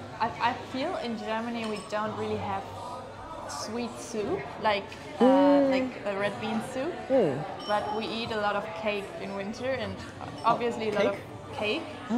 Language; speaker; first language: English; non-native, fluent; German